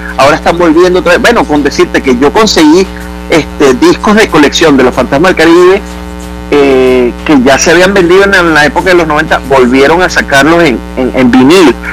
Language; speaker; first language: Spanish; native; Spanish